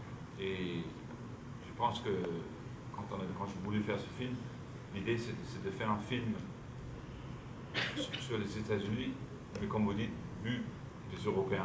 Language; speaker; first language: French; non-native, fluent; Danish